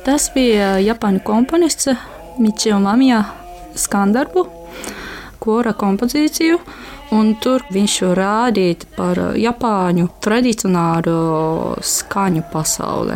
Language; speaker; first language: Latvian; non-native, learner; Japanese